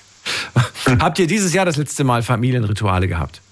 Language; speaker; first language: German; native; German